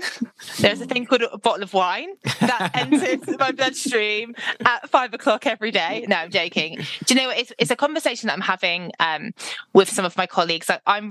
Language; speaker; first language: English; native; English